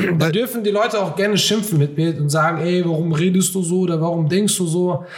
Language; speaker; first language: German; early bilingual, other home language; Turkish